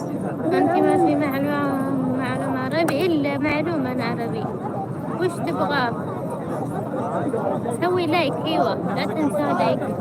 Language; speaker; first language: Arabic; non-native, learner; Amharic